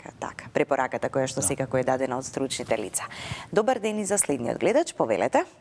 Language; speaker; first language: Macedonian; native; Macedonian